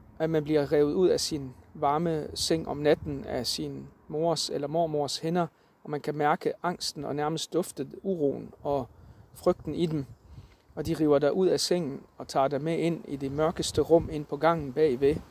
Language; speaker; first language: Danish; early bilingual, other home language; Arabic